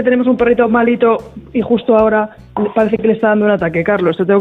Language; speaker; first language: Spanish; native; Spanish